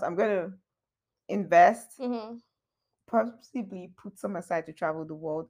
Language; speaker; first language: English; non-native, local second language; Yoruba